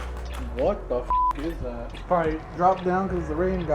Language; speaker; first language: English; native; English